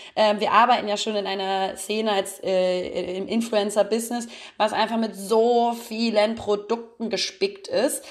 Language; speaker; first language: German; native; German